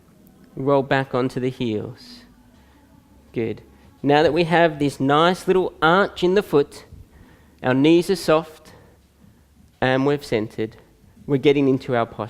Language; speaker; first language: English; native; English